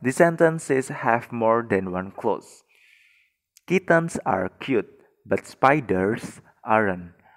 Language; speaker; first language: English; non-native, fluent; Indonesian